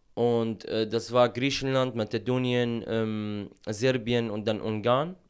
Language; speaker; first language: German; non-native, fluent; Arabic